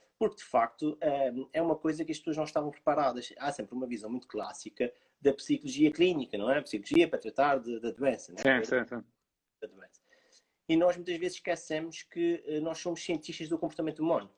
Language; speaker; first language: Portuguese; native; Portuguese